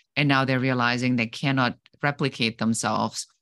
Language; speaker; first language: English; non-native, fluent; German